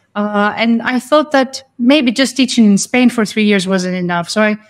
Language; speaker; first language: English; non-native, fluent; Greek